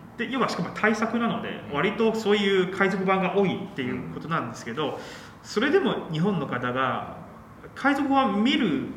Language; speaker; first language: Japanese; non-native, fluent; Chinese